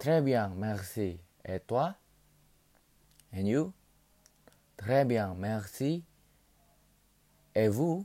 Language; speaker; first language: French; non-native, learner; Indonesian